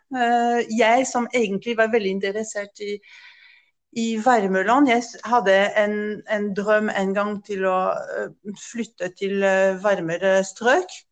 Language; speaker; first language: Norwegian; non-native, fluent; French